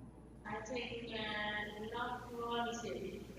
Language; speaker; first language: English; non-native, learner; Vietnamese